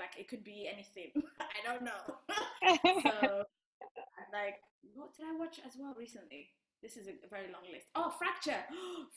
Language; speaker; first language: English; non-native, local second language; Kinyarwanda